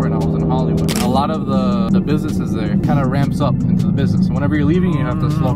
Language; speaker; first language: English; native; English